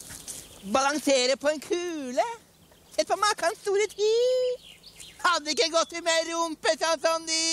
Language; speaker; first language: Norwegian; native; Norwegian